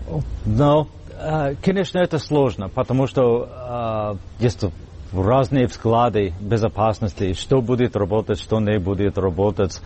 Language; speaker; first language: Russian; non-native, learner; English